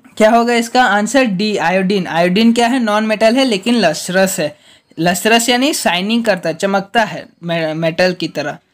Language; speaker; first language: Hindi; native; Hindi